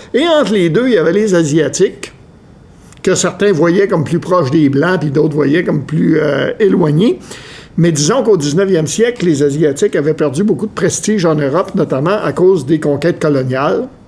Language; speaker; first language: French; native; French